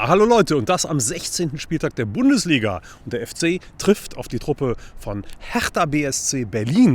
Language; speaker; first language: German; native; German